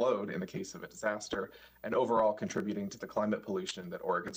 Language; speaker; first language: English; non-native, fluent; Korean